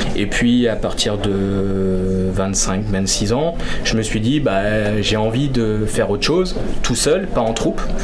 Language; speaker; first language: French; native; French